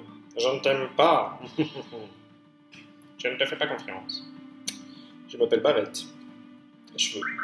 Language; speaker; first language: French; native; French